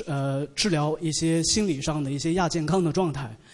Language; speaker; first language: Chinese; native; Chinese